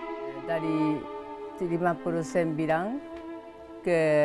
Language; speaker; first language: Indonesian; non-native, fluent; Japanese